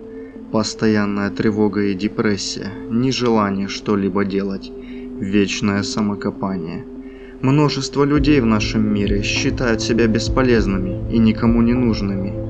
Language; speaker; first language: Russian; native; Russian